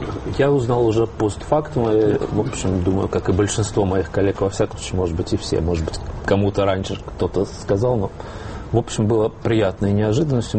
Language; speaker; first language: Russian; native; Russian